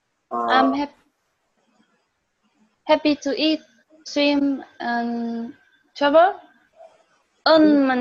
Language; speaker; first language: English; non-native, learner; Vietnamese